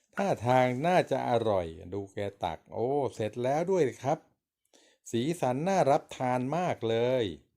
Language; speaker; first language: Thai; native; Thai